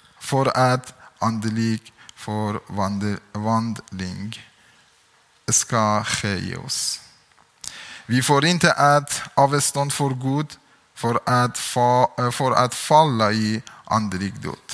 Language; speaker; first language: Swedish; non-native, learner; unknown